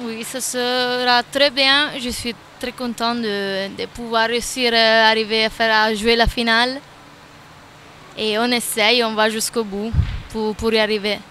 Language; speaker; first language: French; non-native, fluent; Italian